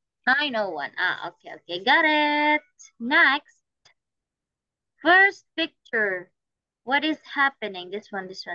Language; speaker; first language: English; non-native, fluent; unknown